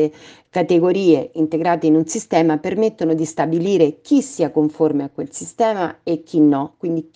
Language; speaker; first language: Italian; native; Italian